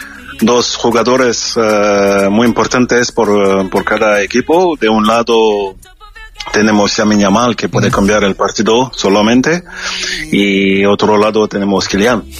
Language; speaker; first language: Spanish; non-native, fluent; French